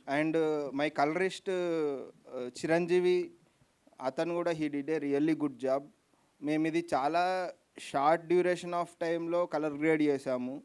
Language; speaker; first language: Telugu; native; Telugu